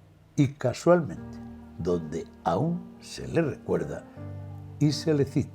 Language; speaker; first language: Spanish; native; Spanish